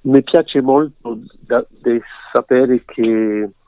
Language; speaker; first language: Italian; early bilingual, other home language; French